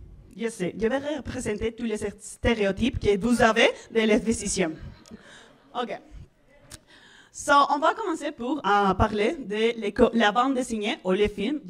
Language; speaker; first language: French; non-native, learner; Spanish